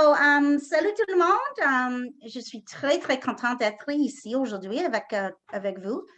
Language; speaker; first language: French; non-native, fluent; English